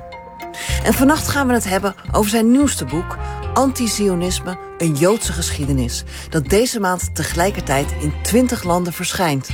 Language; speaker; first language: Dutch; native; Dutch